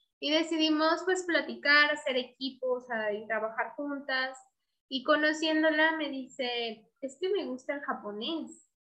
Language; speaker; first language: Spanish; native; Spanish